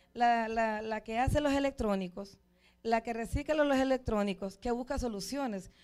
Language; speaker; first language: Spanish; native; Spanish